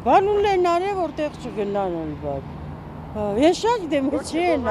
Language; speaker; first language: Armenian; native; Armenian